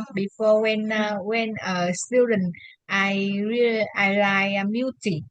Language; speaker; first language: English; non-native, learner; Vietnamese